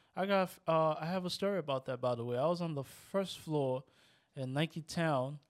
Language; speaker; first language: English; non-native, local second language; Yoruba